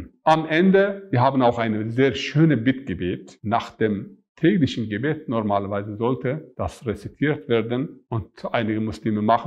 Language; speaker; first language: German; non-native, fluent; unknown